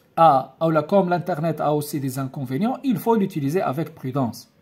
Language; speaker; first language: French; non-native, local second language; Arabic